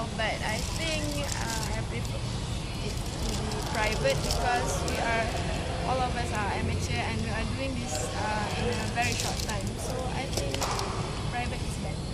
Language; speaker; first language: English; non-native, learner; Malay